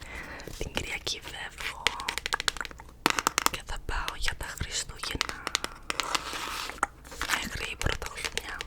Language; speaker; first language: Greek; early bilingual, heritage; English